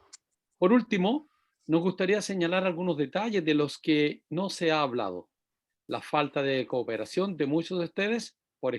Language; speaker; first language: Spanish; native; Spanish